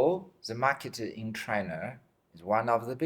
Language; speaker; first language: English; non-native, fluent; Chinese